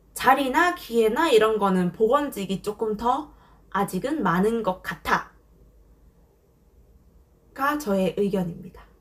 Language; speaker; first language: Korean; native; Korean